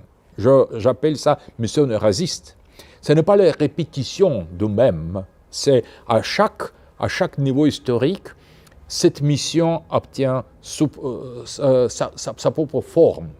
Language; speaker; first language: French; non-native, fluent; Russian